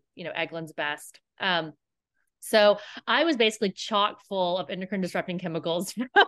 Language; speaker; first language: English; native; English